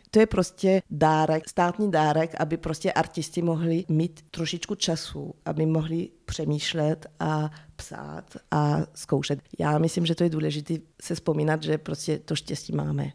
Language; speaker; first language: Czech; early bilingual, heritage; French